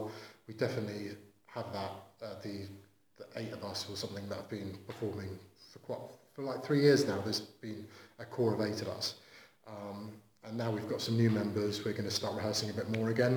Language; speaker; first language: English; native; English